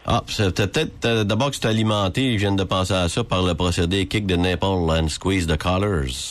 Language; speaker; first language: French; native; French